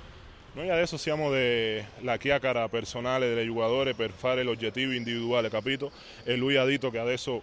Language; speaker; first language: Italian; non-native, fluent; Spanish